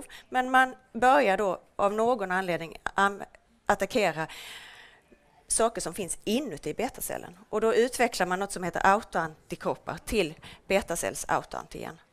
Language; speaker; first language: Swedish; native; Swedish